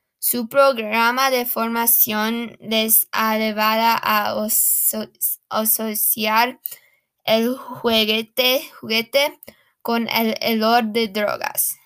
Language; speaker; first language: Spanish; non-native, learner; English